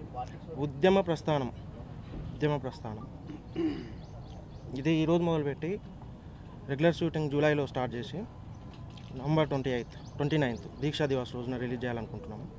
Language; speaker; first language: Telugu; native; Telugu